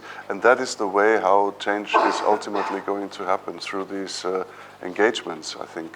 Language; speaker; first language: English; non-native, fluent; German